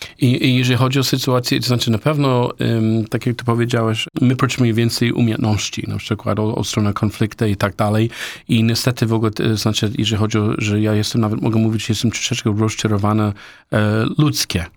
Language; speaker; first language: Polish; non-native, learner; English